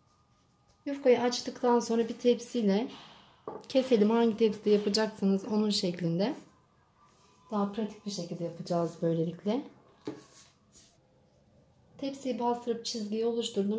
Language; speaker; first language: Turkish; native; Turkish